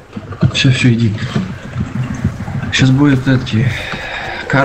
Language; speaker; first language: Russian; native; Russian